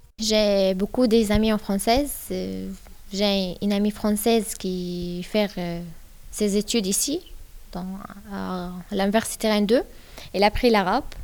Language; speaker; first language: French; non-native, learner; Arabic